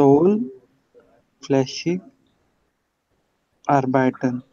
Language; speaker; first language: German; non-native, learner; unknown